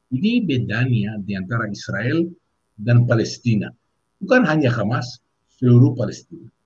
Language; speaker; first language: Indonesian; non-native, fluent; Hebrew